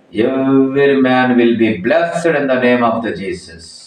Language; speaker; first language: English; non-native, local second language; Telugu